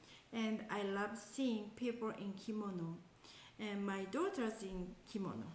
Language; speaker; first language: English; non-native, learner; Japanese